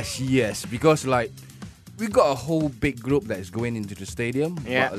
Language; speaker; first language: English; non-native, local second language; Malay